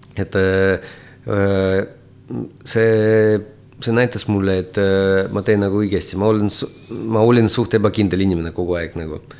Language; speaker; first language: Estonian; non-native, local second language; Russian